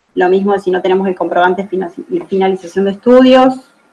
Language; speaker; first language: Spanish; native; Spanish